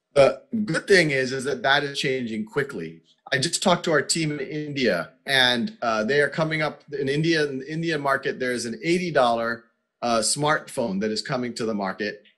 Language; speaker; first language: English; native; English